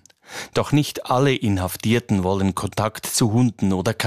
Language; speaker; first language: German; native; German